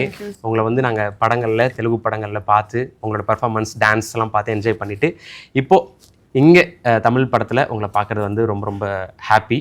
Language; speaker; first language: Tamil; native; Tamil